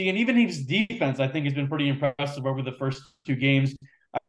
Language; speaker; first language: English; native; English